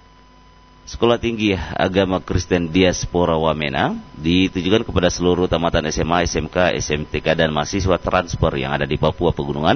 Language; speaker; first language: Indonesian; native; Indonesian